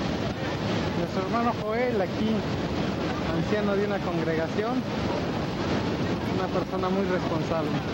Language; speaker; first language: Spanish; native; Spanish